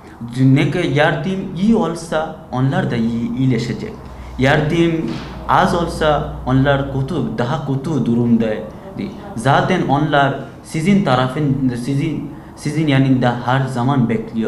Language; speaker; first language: Turkish; non-native, learner; Bangla